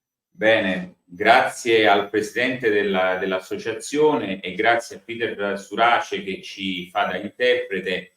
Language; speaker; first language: Italian; native; Italian